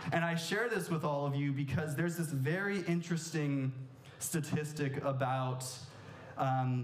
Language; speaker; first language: English; native; English